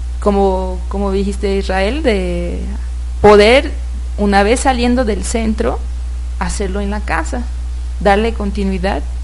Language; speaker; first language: Spanish; non-native, fluent; Portuguese